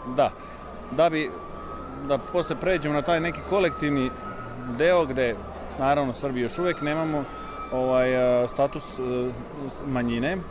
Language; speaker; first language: Serbian; early bilingual, heritage; Serbian